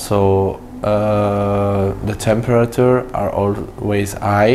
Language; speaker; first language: English; non-native, fluent; Italian